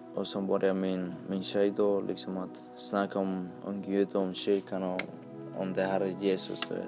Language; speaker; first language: Swedish; early bilingual, other home language; Spanish